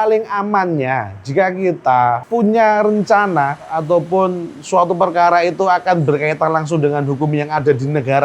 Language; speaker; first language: Indonesian; native; Indonesian